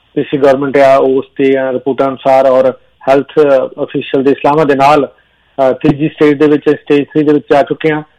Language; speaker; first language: Punjabi; native; Punjabi